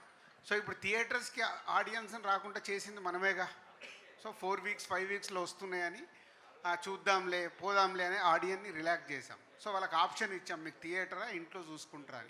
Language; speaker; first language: Telugu; native; Telugu